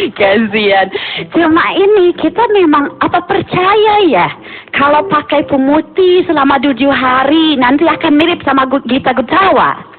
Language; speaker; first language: Indonesian; non-native, fluent; English